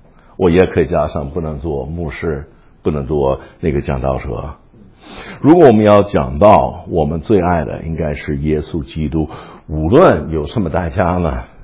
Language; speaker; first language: Chinese; non-native, fluent; English